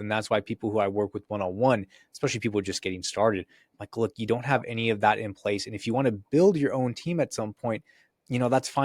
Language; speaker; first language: English; native; English